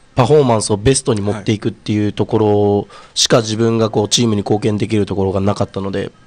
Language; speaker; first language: Japanese; native; Japanese